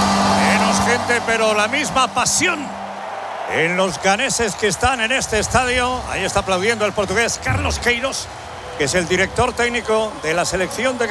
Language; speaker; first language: Spanish; native; Spanish